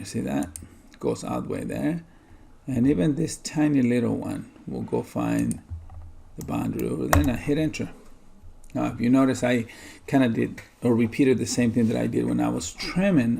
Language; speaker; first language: English; native; English